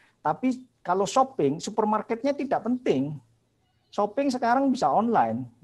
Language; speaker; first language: Indonesian; native; Indonesian